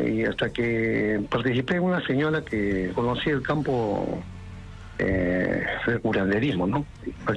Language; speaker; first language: Spanish; native; Spanish